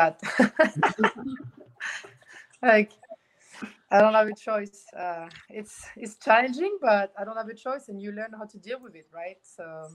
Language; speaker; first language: English; non-native, fluent; French